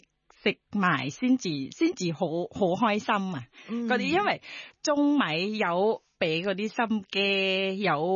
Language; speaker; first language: Cantonese; non-native, learner; Thai